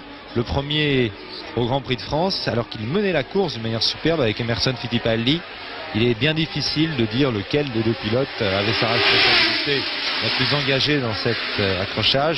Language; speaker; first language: French; native; French